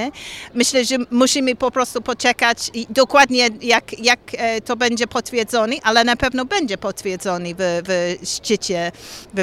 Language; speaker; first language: Polish; non-native, learner; English